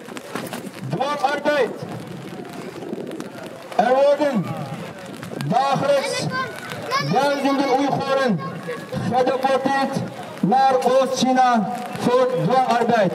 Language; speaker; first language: Dutch; non-native, fluent; Uyghur